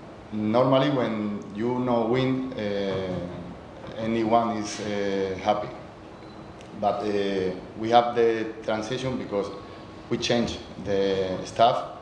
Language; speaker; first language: English; non-native, learner; Spanish